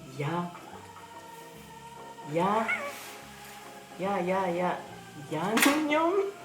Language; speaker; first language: Korean; non-native, learner; Japanese